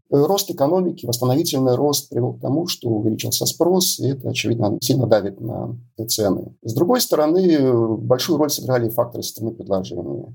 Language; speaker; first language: Russian; native; Russian